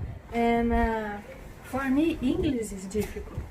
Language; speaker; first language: English; non-native, learner; Portuguese